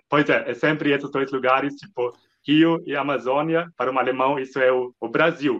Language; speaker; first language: Portuguese; non-native, fluent; German